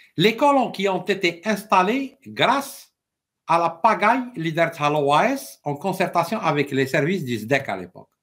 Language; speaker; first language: French; non-native, local second language; Arabic